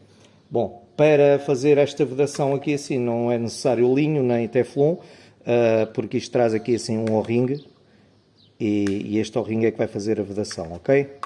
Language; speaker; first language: Portuguese; native; Portuguese